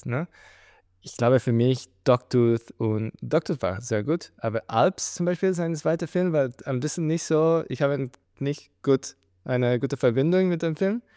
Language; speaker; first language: German; non-native, fluent; Spanish